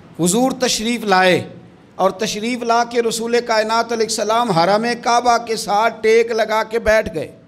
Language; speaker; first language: Urdu; non-native, local second language; Punjabi